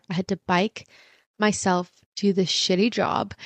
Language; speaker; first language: English; early bilingual, other home language; Spanish